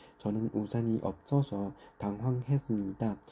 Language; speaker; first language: Korean; non-native, learner; Chinese